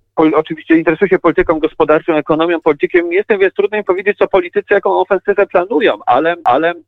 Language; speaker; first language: Polish; native; Polish